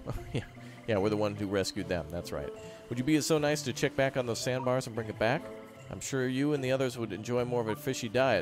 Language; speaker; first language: English; native; English